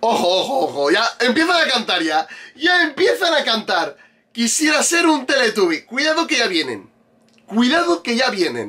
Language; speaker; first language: Spanish; native; Spanish